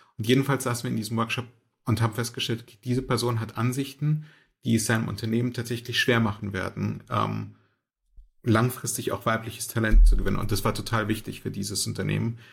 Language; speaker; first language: German; early bilingual, other home language; Russian